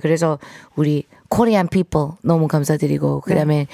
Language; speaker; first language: Korean; early bilingual, heritage; Korean